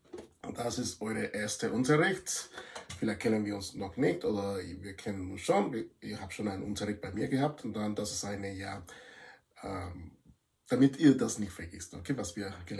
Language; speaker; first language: German; non-native, fluent; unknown